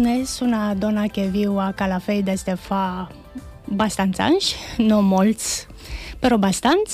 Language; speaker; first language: Catalan; non-native, fluent; Romanian